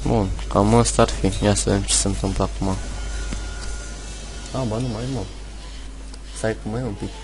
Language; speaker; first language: Romanian; native; Romanian